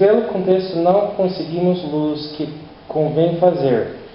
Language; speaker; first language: Portuguese; non-native, learner; English